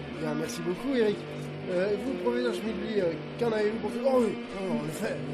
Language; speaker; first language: French; native; French